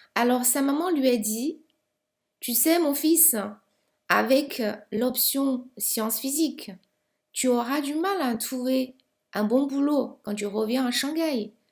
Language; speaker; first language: French; non-native, fluent; Chinese